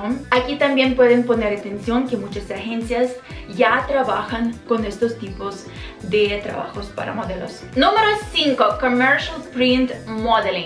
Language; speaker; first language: Spanish; non-native, fluent; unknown